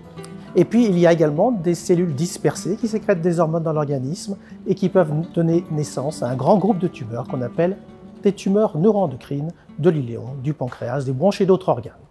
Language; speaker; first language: French; native; French